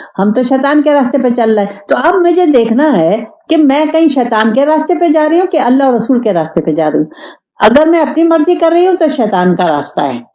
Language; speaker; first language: Urdu; non-native, local second language; Pashto